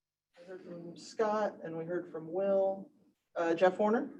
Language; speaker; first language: English; native; English